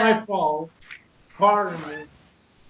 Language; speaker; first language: English; non-native, learner; Persian